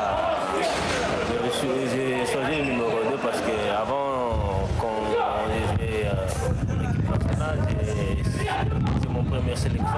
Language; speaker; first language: French; non-native, local second language; Malagasy